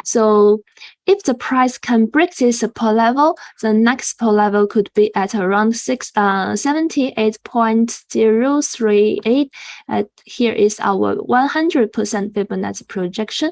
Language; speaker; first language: English; non-native, fluent; Chinese